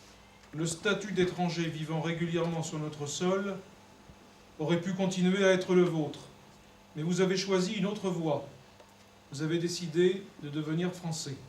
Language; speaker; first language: French; native; French